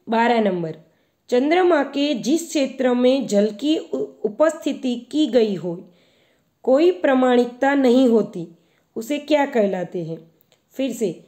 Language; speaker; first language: Hindi; non-native, local second language; Gujarati